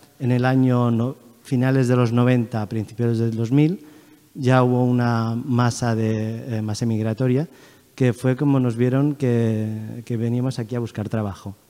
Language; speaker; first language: Spanish; early bilingual, other home language; Chinese